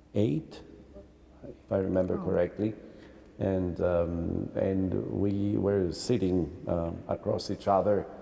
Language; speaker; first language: English; non-native, fluent; Greek